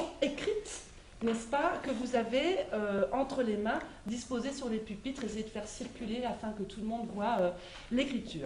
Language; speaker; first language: French; native; French